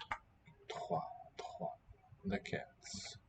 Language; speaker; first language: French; non-native, learner; English